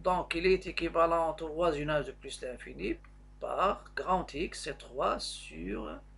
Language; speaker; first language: French; non-native, local second language; Arabic